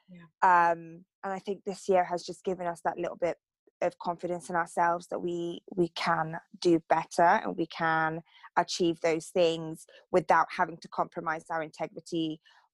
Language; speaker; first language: English; native; English